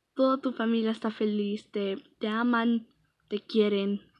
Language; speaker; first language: Spanish; early bilingual, heritage; Spanish